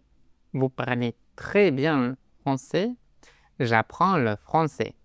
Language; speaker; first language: French; non-native, fluent; Spanish